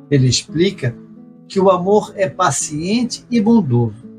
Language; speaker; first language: Portuguese; native; Portuguese